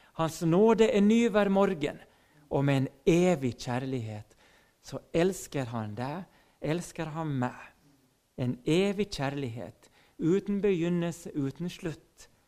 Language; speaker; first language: Norwegian; non-native, fluent; Finnish